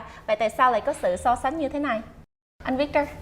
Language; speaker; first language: Vietnamese; native; Vietnamese